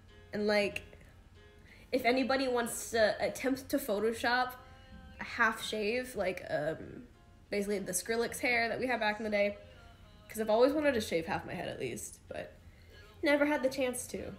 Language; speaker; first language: English; native; English